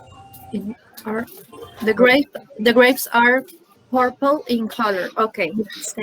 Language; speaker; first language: English; non-native, learner; Spanish